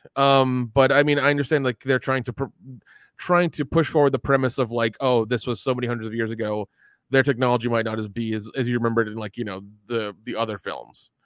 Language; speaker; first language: English; early bilingual, other home language; Hindi